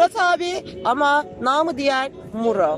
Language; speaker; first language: Turkish; native; Turkish